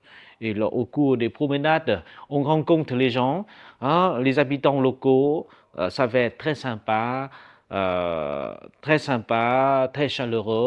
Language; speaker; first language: French; non-native, fluent; Vietnamese